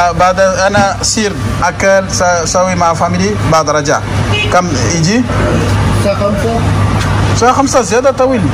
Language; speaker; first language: Arabic; non-native, learner; French